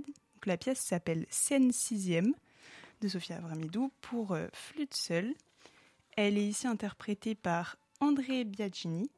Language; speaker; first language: French; native; French